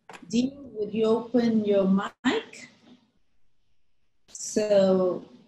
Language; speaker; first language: English; non-native, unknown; Spanish